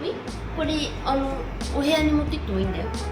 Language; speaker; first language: Japanese; native; Japanese